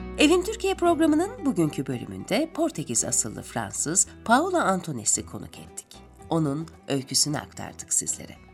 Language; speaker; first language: Turkish; native; Turkish